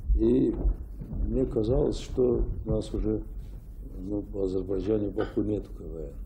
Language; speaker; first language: Russian; non-native, local second language; Azerbaijani